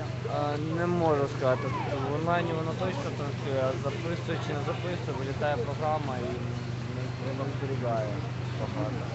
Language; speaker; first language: Ukrainian; native; Ukrainian